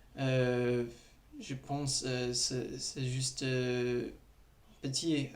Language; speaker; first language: French; non-native, learner; English